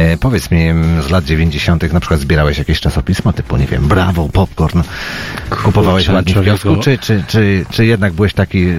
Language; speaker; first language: Polish; native; Polish